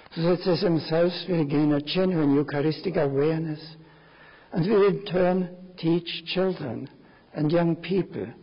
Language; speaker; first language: English; non-native, fluent; German